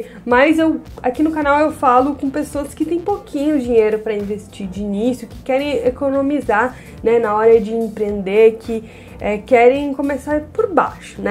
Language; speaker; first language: Portuguese; native; Portuguese